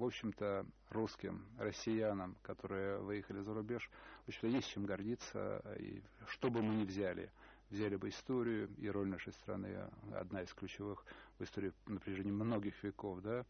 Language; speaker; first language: Russian; native; Russian